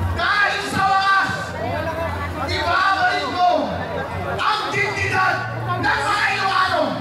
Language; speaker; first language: Filipino; non-native, local second language; Iloko